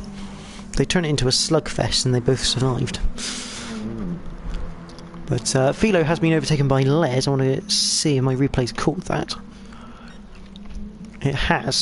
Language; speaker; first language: English; native; English